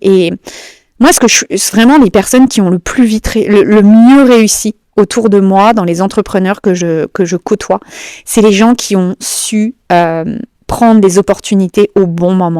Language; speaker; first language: French; native; French